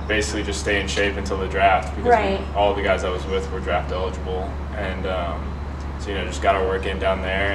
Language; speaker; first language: English; native; English